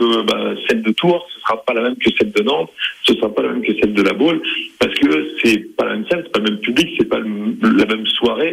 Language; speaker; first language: French; native; French